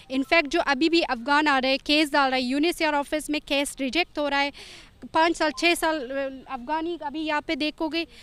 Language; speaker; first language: Hindi; non-native, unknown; Persian